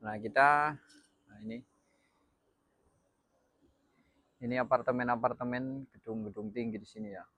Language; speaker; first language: Indonesian; non-native, local second language; Javanese